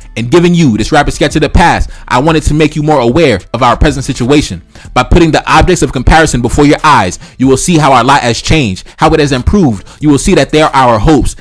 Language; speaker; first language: English; early bilingual, other home language; Haitian Creole